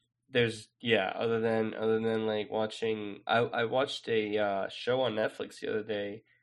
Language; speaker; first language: English; non-native, fluent; Spanish